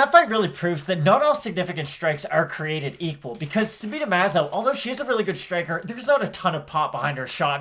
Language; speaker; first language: English; native; English